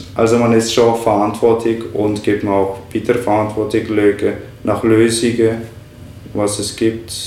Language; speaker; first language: German; non-native, fluent; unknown